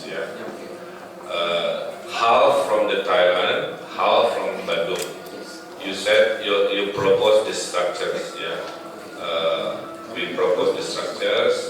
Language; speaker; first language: English; non-native, fluent; Indonesian